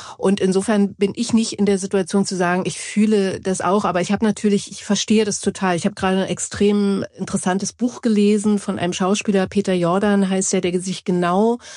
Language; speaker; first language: German; native; German